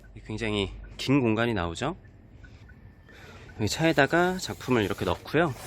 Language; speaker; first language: Korean; native; Korean